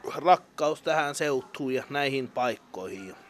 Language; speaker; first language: Finnish; native; Finnish